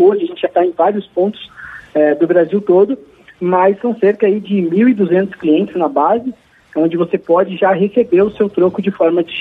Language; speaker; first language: Portuguese; native; Portuguese